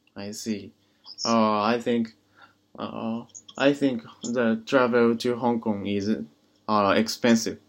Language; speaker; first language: English; non-native, learner; Japanese